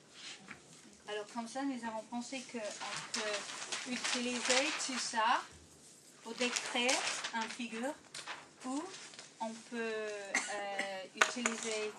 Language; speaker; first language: French; non-native, fluent; English